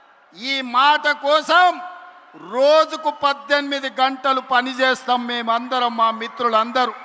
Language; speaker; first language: Telugu; native; Telugu